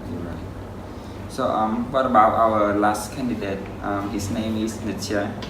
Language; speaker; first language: English; non-native, learner; Khmer